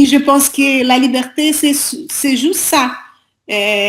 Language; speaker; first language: French; non-native, learner; Portuguese